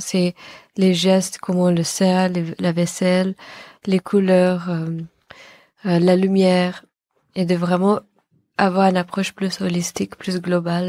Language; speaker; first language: French; non-native, fluent; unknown